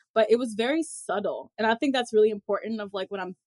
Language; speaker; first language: English; native; English